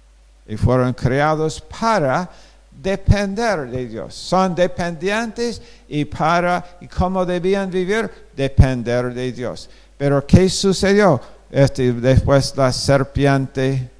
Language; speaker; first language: Spanish; non-native, fluent; English